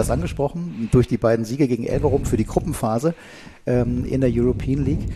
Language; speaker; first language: German; native; German